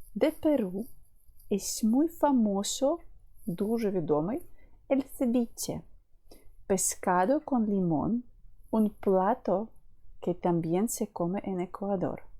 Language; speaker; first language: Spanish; non-native, fluent; Ukrainian